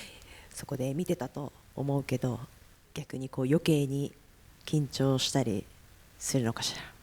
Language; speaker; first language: Japanese; native; Japanese